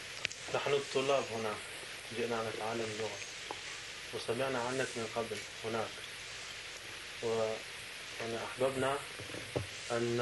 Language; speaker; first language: Arabic; non-native, learner; Albanian